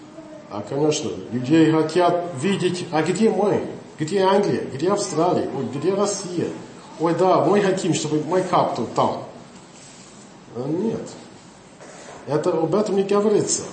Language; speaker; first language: Russian; non-native, learner; English